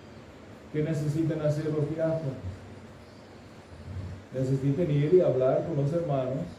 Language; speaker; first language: Spanish; non-native, fluent; English